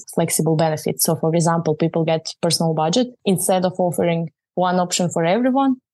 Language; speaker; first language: English; non-native, fluent; Croatian